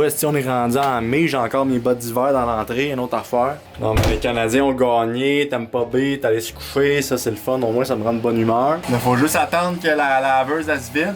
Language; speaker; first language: French; native; French